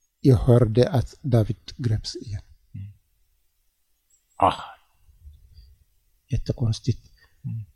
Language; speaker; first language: Swedish; non-native, learner; Tigrinya